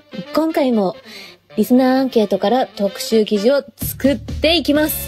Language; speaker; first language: Japanese; native; Japanese